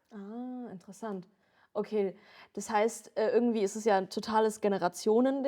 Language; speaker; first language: German; native; German